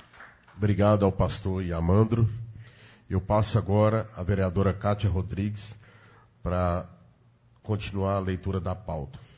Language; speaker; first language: Portuguese; native; Portuguese